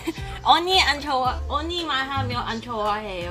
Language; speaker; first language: Korean; non-native, learner; Cantonese